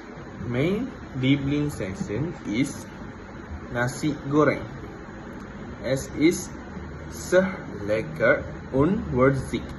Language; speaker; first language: German; non-native, learner; Malay